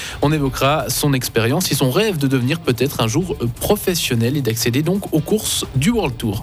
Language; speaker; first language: French; native; French